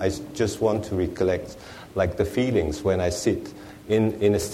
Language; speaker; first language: English; non-native, local second language; Wu Chinese